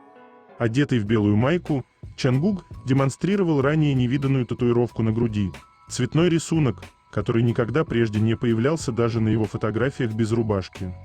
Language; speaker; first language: Russian; native; Russian